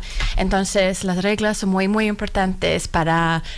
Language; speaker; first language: Spanish; non-native, fluent; Finnish